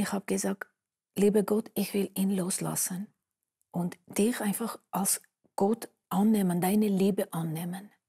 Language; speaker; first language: German; non-native, fluent; Armenian